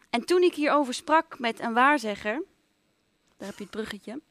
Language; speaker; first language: Dutch; native; Dutch